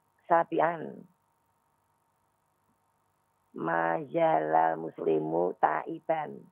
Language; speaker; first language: Arabic; non-native, learner; Indonesian